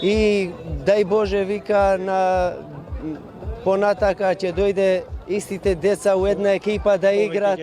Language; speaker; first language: Macedonian; non-native, local second language; Albanian